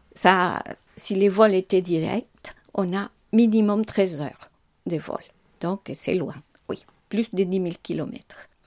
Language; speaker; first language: French; non-native, fluent; Spanish